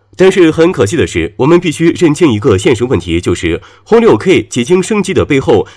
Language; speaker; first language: Chinese; native; Chinese